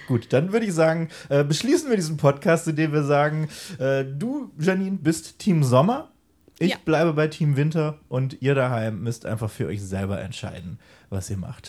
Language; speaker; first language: German; native; German